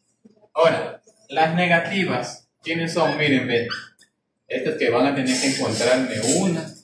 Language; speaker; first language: Spanish; native; Spanish